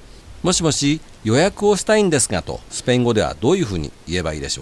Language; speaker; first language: Japanese; native; Japanese